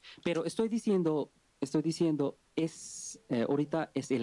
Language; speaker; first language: Spanish; non-native, learner; Bangla